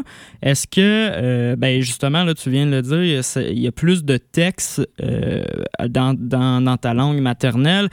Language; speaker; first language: French; native; French